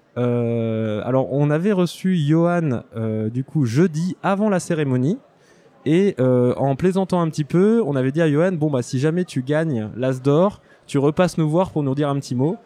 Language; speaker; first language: French; native; French